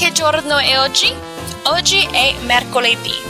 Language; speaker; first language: Italian; non-native, fluent; English